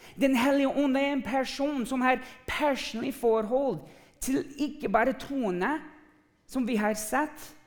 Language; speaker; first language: Norwegian; non-native, fluent; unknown